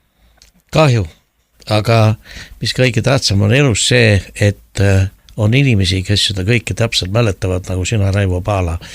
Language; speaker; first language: Estonian; native; Estonian